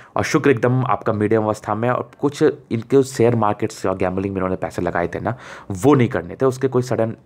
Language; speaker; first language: Hindi; native; Hindi